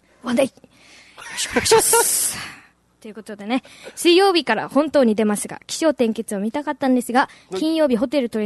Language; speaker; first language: Japanese; native; Japanese